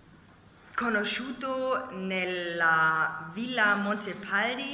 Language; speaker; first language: Italian; non-native, learner; German